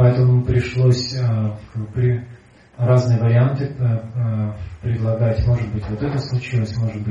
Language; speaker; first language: Russian; native; Russian